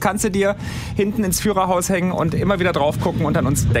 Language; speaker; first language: German; native; German